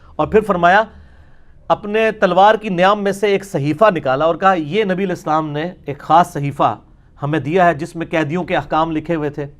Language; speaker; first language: Urdu; non-native, local second language; Punjabi